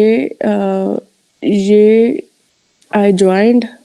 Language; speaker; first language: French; non-native, learner; Hindi